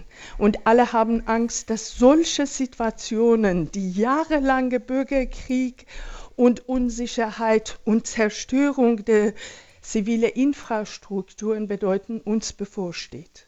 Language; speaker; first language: German; non-native, fluent; Persian